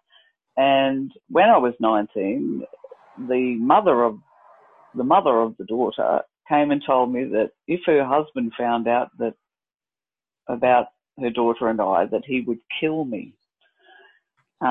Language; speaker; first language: English; native; English